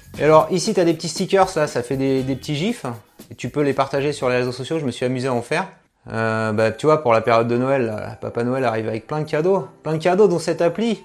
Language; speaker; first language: French; native; French